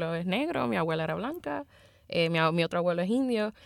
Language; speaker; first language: Spanish; native; Spanish